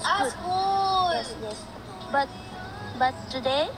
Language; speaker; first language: English; non-native, learner; Filipino